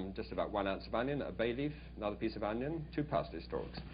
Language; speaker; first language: English; native; English